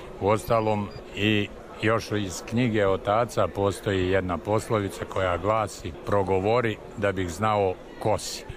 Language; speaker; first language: Serbian; native; Serbian